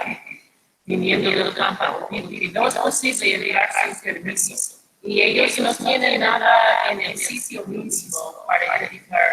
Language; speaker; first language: Spanish; non-native, fluent; English